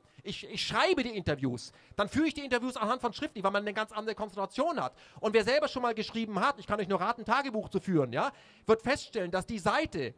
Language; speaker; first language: German; native; German